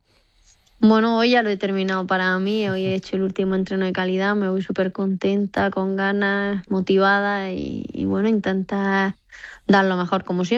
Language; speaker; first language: Spanish; native; Spanish